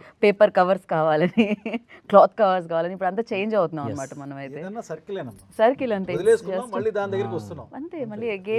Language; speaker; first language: Telugu; native; Telugu